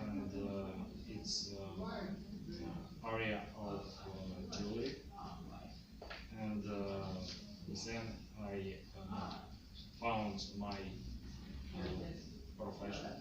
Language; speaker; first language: English; non-native, learner; Russian